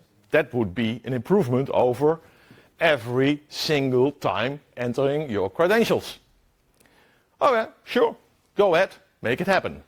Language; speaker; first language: English; non-native, fluent; Dutch